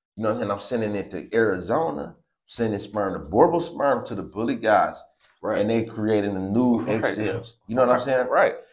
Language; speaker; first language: English; native; English